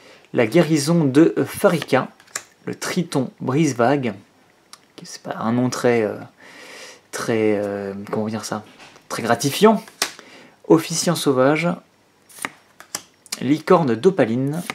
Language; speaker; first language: French; native; French